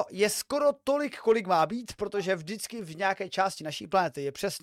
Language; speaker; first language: Czech; native; Czech